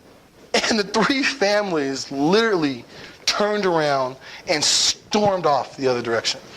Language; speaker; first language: English; native; English